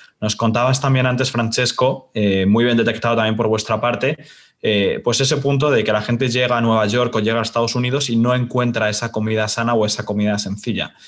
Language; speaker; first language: Spanish; native; Spanish